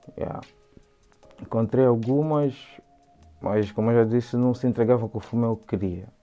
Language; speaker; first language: Portuguese; native; Portuguese